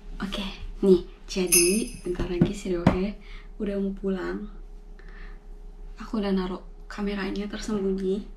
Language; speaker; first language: Indonesian; native; Indonesian